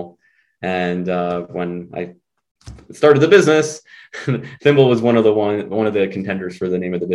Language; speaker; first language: English; early bilingual, other home language; Spanish